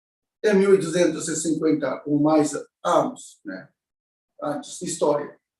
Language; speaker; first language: Portuguese; non-native, learner; Japanese